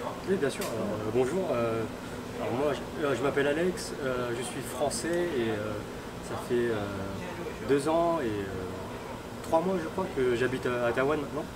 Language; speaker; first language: French; early bilingual, other home language; Min Nan Chinese